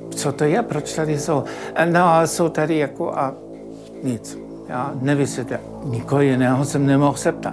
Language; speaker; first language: Czech; non-native, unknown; German